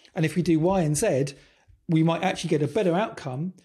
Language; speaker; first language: English; native; English